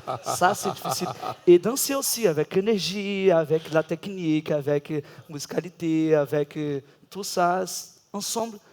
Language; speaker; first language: French; non-native, learner; Portuguese